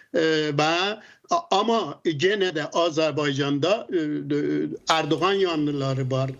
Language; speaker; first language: Turkish; non-native, learner; Azerbaijani